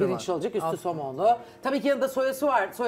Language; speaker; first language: Turkish; native; Turkish